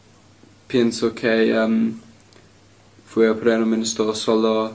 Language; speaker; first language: Spanish; non-native, learner; English